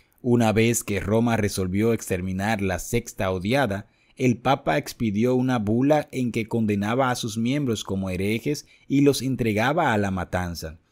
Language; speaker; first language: Spanish; native; Spanish